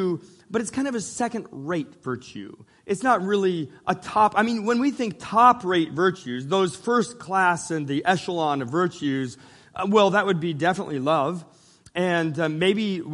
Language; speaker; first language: English; native; English